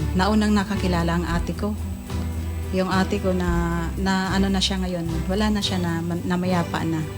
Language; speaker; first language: Filipino; non-native, local second language; Waray